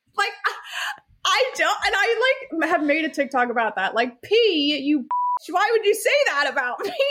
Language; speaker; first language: English; native; English